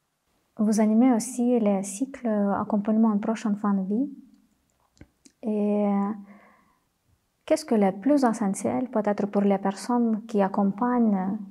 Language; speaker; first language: French; non-native, fluent; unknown